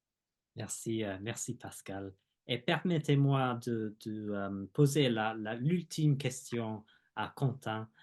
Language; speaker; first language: French; non-native, fluent; English